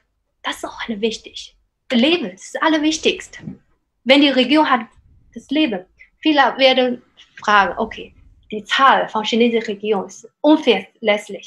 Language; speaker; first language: German; non-native, fluent; Chinese